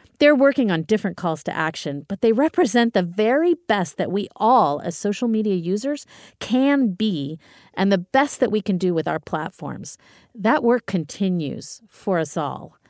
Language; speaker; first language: English; native; English